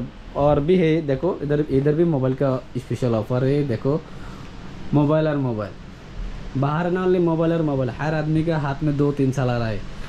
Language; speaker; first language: Hindi; non-native, learner; Bangla